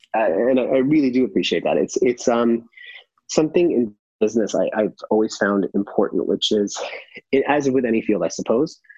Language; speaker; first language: English; native; English